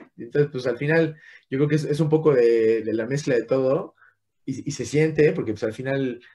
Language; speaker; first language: Spanish; native; Spanish